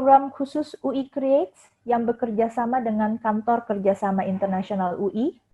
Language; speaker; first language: Indonesian; native; Indonesian